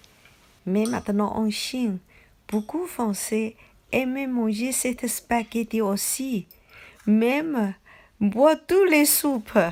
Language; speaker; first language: French; non-native, learner; Chinese